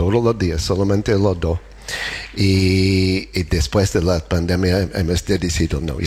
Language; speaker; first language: Spanish; non-native, learner; English